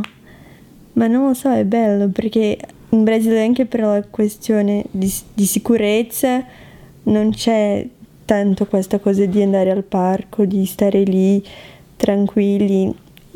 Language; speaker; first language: Italian; non-native, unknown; Portuguese